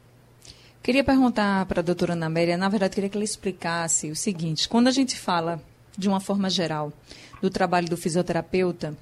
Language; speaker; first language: Portuguese; native; Portuguese